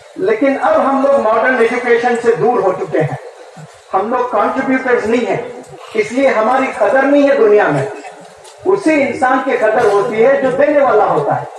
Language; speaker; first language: Urdu; native; Urdu